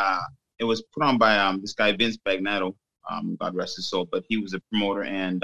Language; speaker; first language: English; native; English